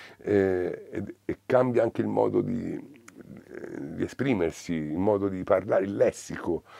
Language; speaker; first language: Italian; native; Italian